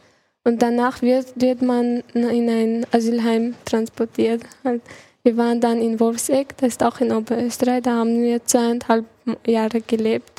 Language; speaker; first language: German; early bilingual, other home language; Chechen